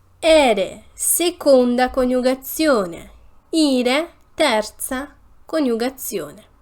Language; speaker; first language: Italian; non-native, fluent; Portuguese